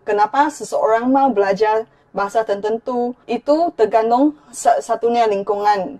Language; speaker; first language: Indonesian; non-native, fluent; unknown